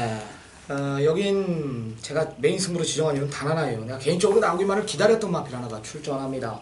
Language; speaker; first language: Korean; native; Korean